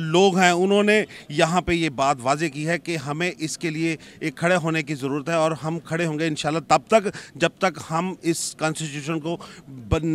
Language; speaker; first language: Hindi; native; Hindi